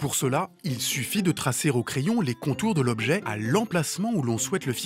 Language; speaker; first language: French; native; French